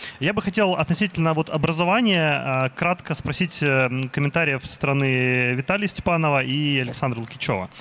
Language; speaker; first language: Russian; native; Russian